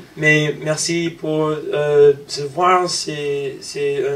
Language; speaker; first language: French; non-native, learner; English